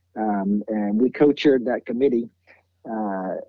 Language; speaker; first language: English; native; English